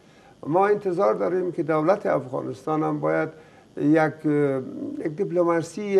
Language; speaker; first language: Persian; native; Persian